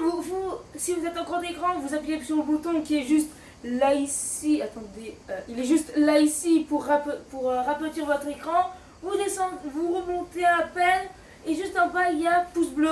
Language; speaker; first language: French; native; French